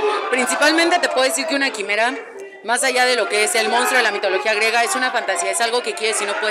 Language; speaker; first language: Spanish; native; Spanish